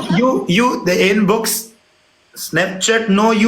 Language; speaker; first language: English; non-native, learner; Pashto